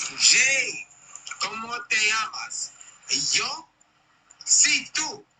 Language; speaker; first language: Spanish; non-native, learner; English